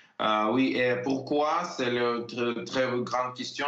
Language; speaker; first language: French; non-native, learner; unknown